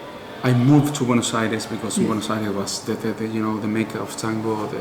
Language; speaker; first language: English; non-native, learner; Spanish